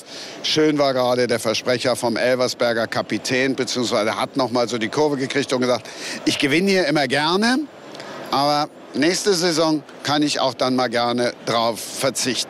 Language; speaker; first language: German; native; German